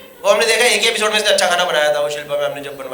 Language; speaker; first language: Hindi; native; Hindi